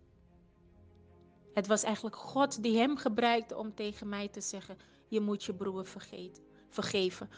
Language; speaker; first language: Dutch; non-native, fluent; Portuguese